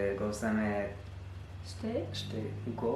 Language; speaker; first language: Bulgarian; non-native, learner; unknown